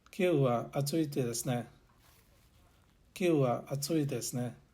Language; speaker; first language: Japanese; non-native, learner; English